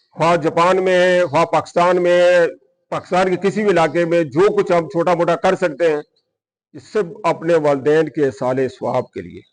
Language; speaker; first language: Urdu; non-native, local second language; Punjabi